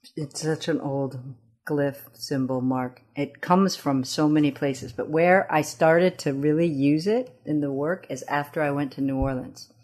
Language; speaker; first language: English; early bilingual, other home language; Amharic